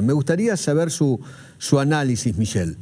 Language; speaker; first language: Spanish; native; Spanish